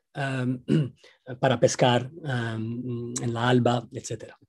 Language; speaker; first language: Spanish; non-native, fluent; Arabic